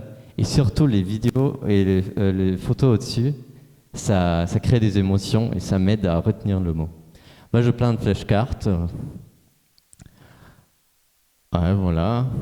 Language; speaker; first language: French; non-native, fluent; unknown